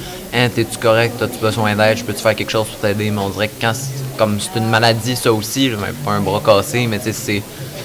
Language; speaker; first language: French; native; French